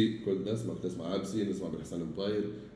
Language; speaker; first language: Arabic; native; Arabic